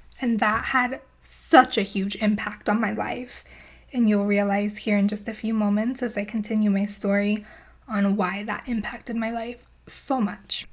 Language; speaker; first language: English; native; English